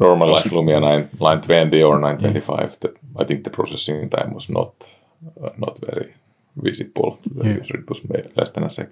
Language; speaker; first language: English; non-native, fluent; Finnish